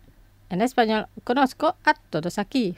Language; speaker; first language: Spanish; non-native, fluent; Indonesian